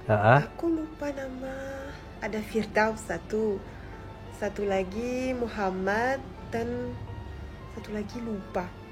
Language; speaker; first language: Indonesian; non-native, fluent; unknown